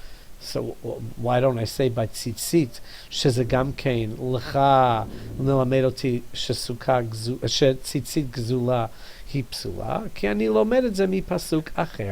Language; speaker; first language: Hebrew; non-native, fluent; English